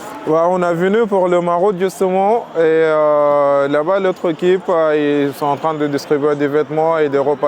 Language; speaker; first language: French; non-native, fluent; Arabic